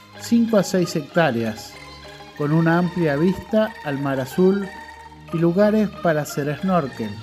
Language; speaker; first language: Spanish; non-native, fluent; Indonesian